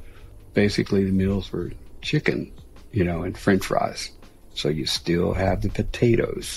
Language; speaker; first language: English; native; English